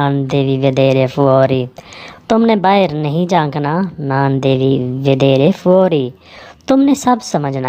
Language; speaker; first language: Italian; non-native, learner; Urdu